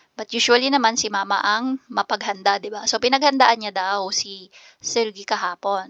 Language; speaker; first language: Filipino; native; Filipino